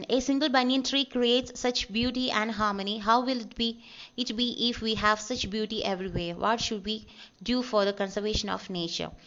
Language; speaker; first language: English; non-native, local second language; Malayalam